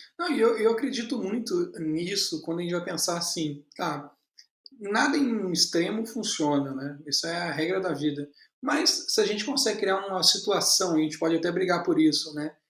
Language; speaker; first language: Portuguese; native; Portuguese